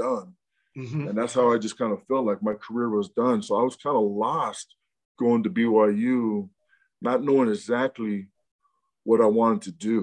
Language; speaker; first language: English; native; English